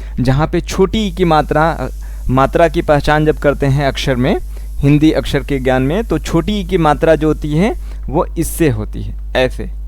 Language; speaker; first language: Hindi; native; Hindi